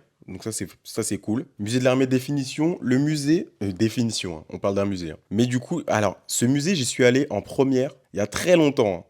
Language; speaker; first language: French; native; French